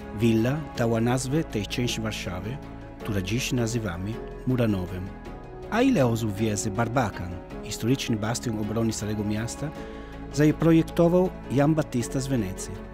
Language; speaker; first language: Polish; non-native, fluent; Italian